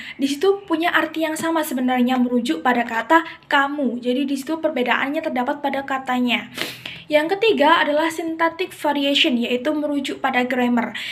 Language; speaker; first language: Indonesian; non-native, local second language; Javanese